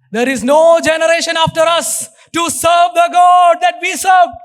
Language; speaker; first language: English; non-native, local second language; Malayalam